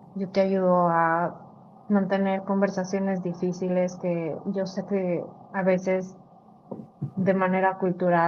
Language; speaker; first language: Spanish; early bilingual, other home language; English